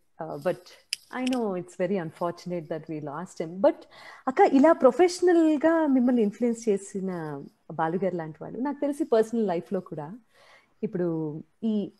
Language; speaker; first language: Telugu; native; Telugu